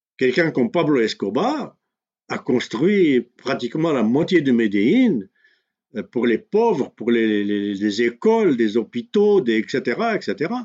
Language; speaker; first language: French; non-native, local second language; Kabyle